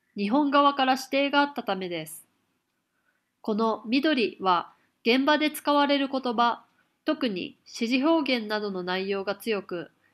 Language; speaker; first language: Japanese; native; Japanese